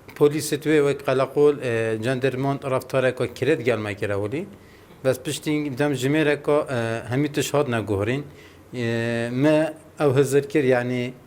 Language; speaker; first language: Kurdish; native; Kurdish